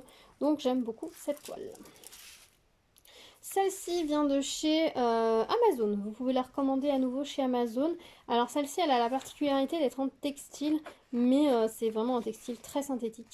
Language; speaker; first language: French; native; French